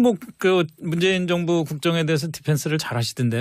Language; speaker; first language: Korean; native; Korean